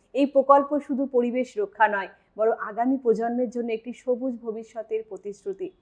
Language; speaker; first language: Bangla; native; Bangla